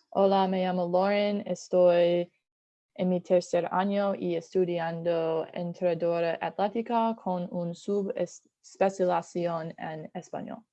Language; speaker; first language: Spanish; non-native, learner; English